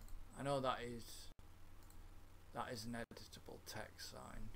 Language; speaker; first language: English; native; English